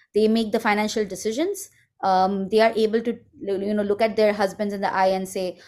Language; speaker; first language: English; non-native, local second language; Hindi